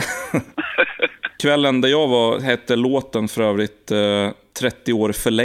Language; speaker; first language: Swedish; native; Swedish